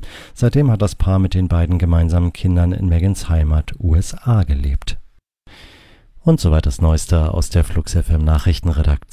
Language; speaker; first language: German; native; German